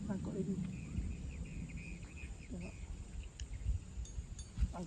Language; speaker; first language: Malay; non-native, local second language; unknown